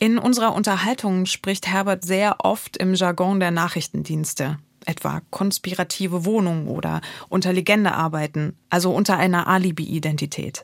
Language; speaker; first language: German; native; German